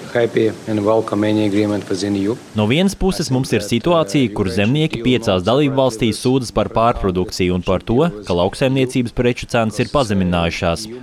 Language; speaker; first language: Latvian; native; Latvian